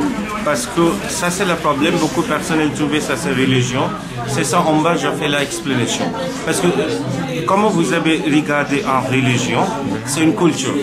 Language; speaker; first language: French; non-native, learner; Bangla